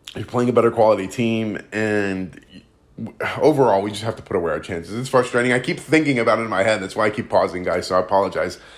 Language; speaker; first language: English; native; English